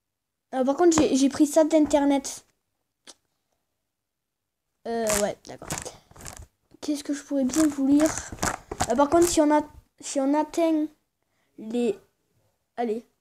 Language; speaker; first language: French; native; French